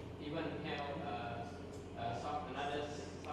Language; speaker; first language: English; non-native, learner; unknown